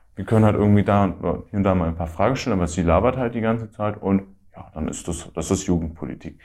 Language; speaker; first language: German; native; German